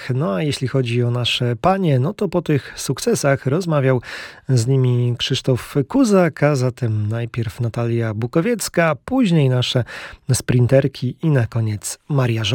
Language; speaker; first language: Polish; native; Polish